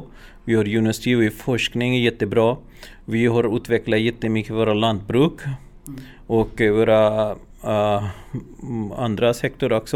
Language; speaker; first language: Swedish; non-native, learner; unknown